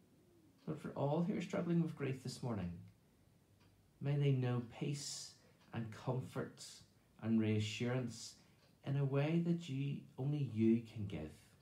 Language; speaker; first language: English; native; English